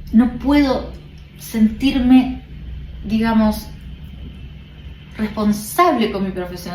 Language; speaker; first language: Spanish; native; Spanish